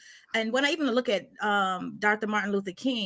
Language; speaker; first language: English; native; English